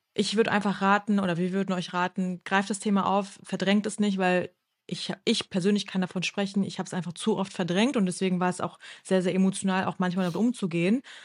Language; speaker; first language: German; early bilingual, other home language; Turkish